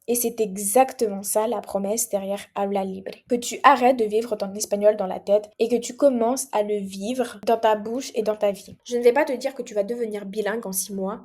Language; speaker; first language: French; non-native, local second language; Comorian